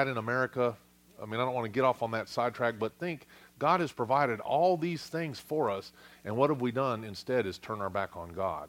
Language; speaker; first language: English; native; English